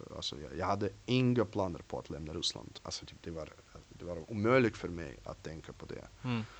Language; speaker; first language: Swedish; non-native, fluent; Russian